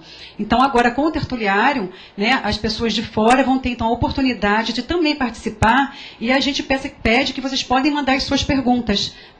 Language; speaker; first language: Portuguese; native; Portuguese